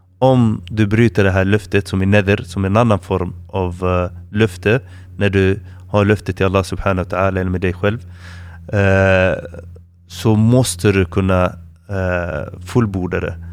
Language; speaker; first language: Swedish; non-native, fluent; Arabic